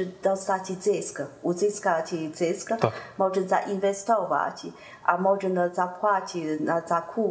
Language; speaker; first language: Polish; non-native, learner; Chinese